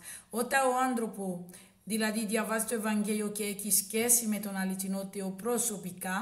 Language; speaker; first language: Greek; non-native, learner; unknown